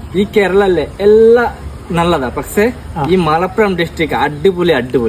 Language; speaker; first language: Malayalam; non-native, learner; Bangla